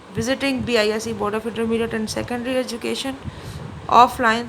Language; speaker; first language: English; non-native, local second language; Urdu